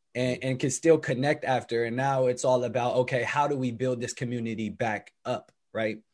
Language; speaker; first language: English; native; English